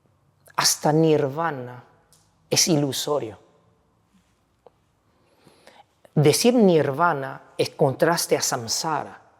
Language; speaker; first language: Spanish; non-native, fluent; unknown